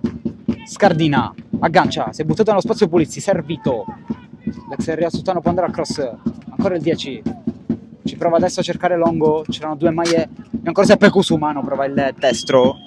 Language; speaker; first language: Italian; native; Italian